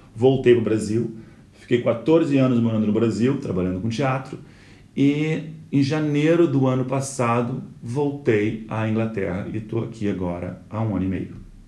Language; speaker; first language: Portuguese; native; Portuguese